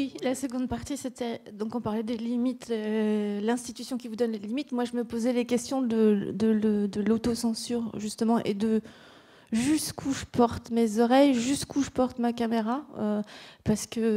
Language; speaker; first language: French; native; French